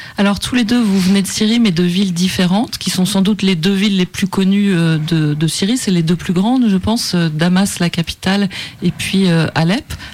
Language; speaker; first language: French; native; French